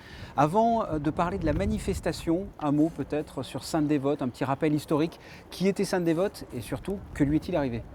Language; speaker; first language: French; native; French